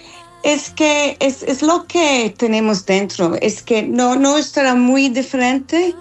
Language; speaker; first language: Spanish; non-native, learner; English